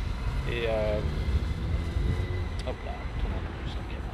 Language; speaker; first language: French; native; French